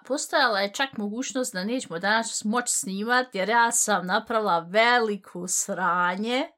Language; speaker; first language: Bosnian; early bilingual, heritage; Bosnian